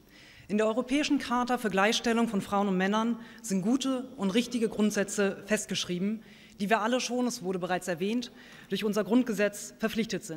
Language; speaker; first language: German; native; German